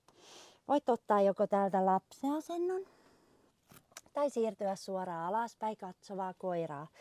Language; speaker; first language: Finnish; native; Finnish